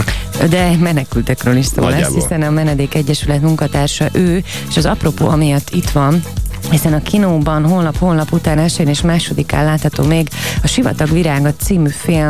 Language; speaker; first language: Hungarian; native; Hungarian